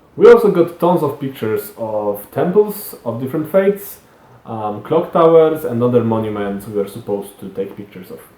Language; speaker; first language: English; non-native, fluent; Polish